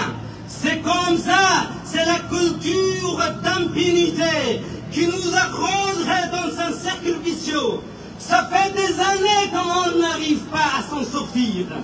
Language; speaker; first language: French; non-native, fluent; Persian